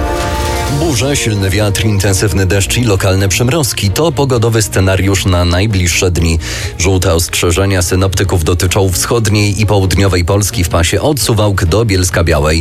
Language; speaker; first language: Polish; native; Polish